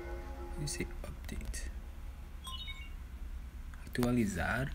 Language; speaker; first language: Spanish; non-native, learner; English